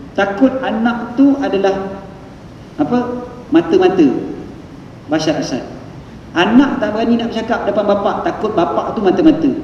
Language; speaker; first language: Malay; native; Malay